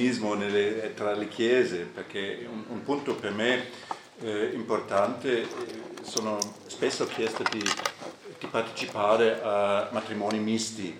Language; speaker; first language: Italian; non-native, fluent; German